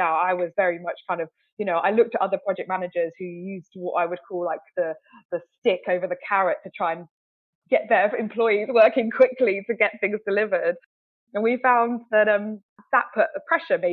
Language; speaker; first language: English; native; English